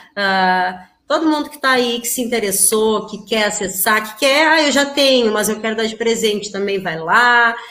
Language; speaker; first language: Portuguese; native; Portuguese